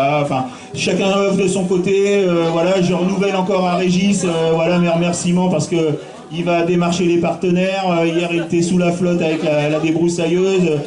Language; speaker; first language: French; native; French